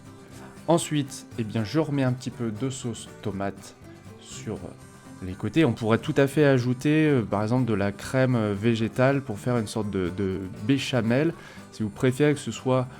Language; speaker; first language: French; native; French